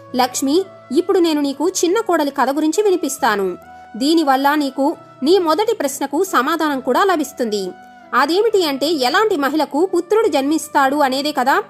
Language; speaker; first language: Telugu; native; Telugu